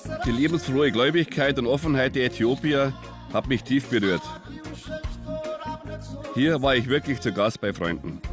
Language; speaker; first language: German; native; German